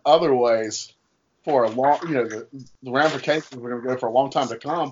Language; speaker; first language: English; native; English